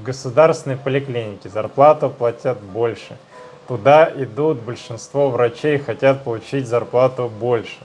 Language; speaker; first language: Russian; native; Russian